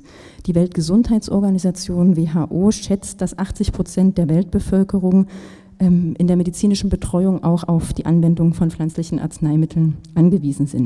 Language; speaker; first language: German; native; German